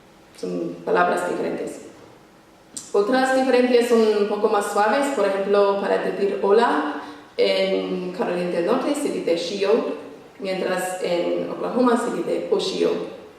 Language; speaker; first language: Spanish; non-native, fluent; English